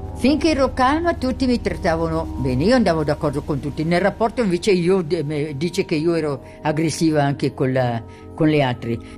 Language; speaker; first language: Italian; non-native, local second language; German